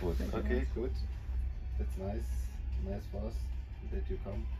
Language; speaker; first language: English; non-native, learner; German